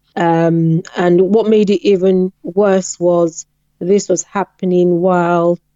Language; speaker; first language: English; non-native, local second language; Yoruba